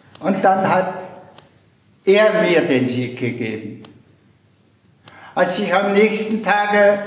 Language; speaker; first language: German; non-native, fluent; Mongolian